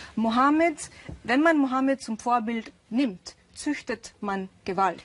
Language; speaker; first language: German; early bilingual, other home language; Urdu